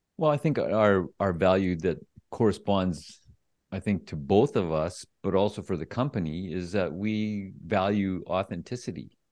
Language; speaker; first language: English; native; English